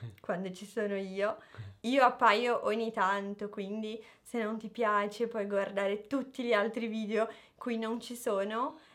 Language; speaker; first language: Italian; non-native, fluent; Portuguese